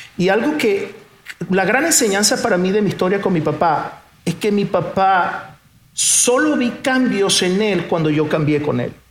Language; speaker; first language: Spanish; early bilingual, other home language; Portuguese